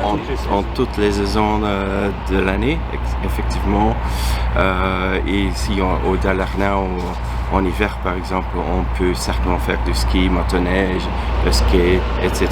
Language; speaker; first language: French; non-native, fluent; Swedish